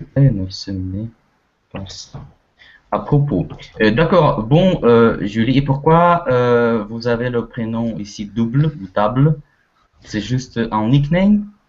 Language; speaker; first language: French; non-native, fluent; Russian